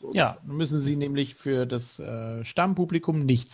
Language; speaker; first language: German; native; German